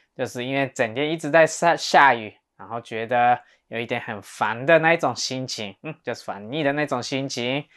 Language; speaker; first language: Chinese; non-native, fluent; Japanese